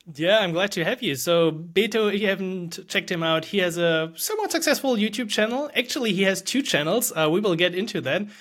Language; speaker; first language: English; non-native, fluent; German